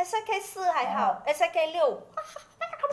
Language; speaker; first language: Chinese; non-native, fluent; Vietnamese